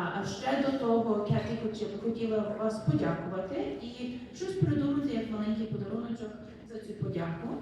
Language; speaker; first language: Ukrainian; early bilingual, heritage; Ukrainian